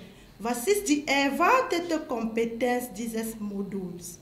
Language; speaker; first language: German; non-native, fluent; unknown